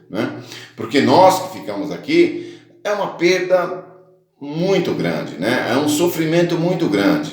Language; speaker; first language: Portuguese; native; Portuguese